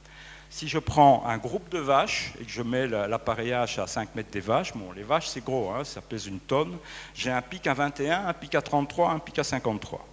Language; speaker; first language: French; native; French